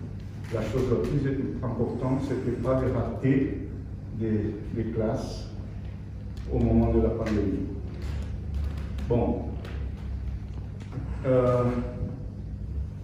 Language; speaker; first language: French; non-native, fluent; Portuguese